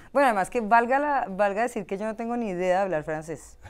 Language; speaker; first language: Spanish; native; Spanish